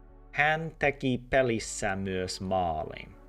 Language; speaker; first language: Finnish; non-native, learner; English